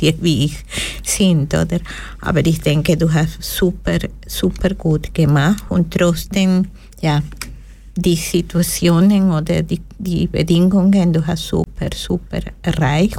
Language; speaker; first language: German; non-native, learner; Spanish